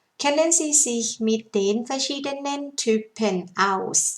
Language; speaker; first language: German; non-native, learner; Thai